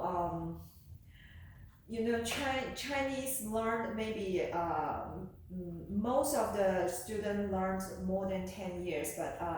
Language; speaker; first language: English; non-native, learner; Chinese